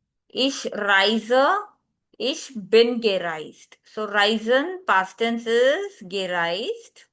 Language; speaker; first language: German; non-native, learner; Hindi